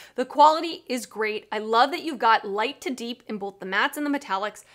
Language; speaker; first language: English; native; English